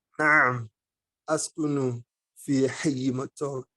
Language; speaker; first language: Arabic; non-native, learner; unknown